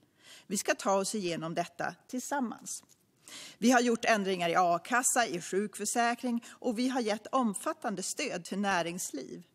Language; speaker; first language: Swedish; native; Swedish